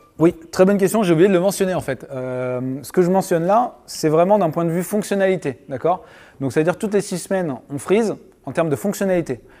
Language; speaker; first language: French; native; French